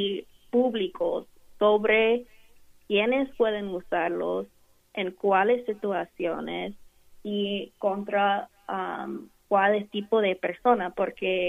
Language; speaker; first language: Spanish; non-native, fluent; English